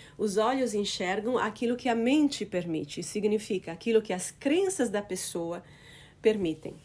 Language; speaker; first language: Portuguese; non-native, fluent; Italian